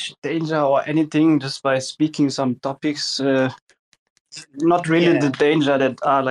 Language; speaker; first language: English; non-native, fluent; German